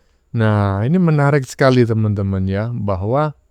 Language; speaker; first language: Indonesian; native; Indonesian